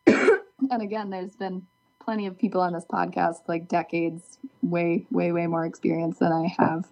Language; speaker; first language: English; native; English